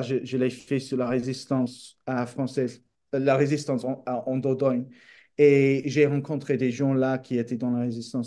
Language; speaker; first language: French; non-native, fluent; English